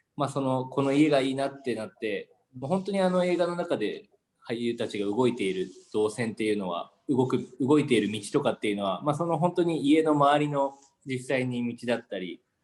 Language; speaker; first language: Japanese; native; Japanese